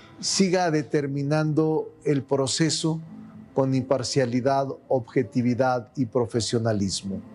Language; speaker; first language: Spanish; native; Spanish